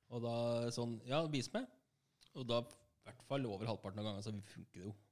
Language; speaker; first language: Norwegian; native; Norwegian